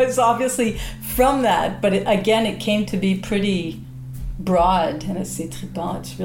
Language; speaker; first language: English; native; English